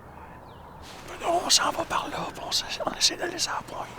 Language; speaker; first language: French; native; French